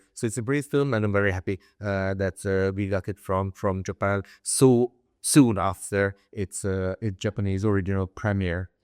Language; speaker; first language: English; non-native, fluent; Hungarian